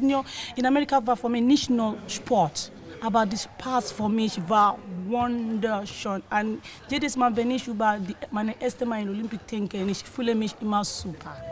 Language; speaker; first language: German; non-native, learner; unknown